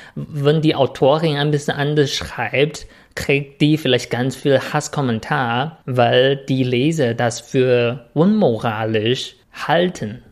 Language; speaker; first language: German; non-native, fluent; Chinese